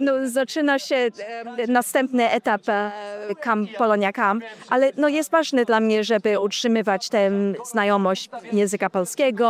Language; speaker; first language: Polish; early bilingual, heritage; Polish